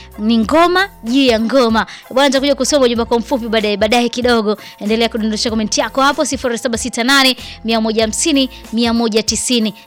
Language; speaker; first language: Swahili; native; Swahili